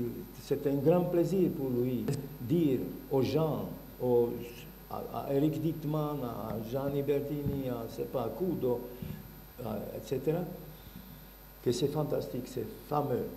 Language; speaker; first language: French; non-native, learner; Bulgarian